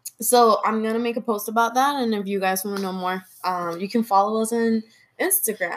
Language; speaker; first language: English; non-native, local second language; Spanish